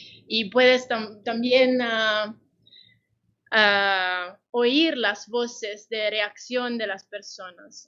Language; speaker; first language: Spanish; non-native, fluent; Italian